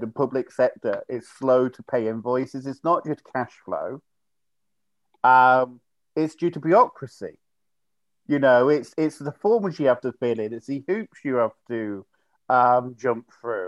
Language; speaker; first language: English; native; English